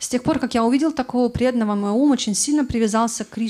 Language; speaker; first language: Russian; native; Russian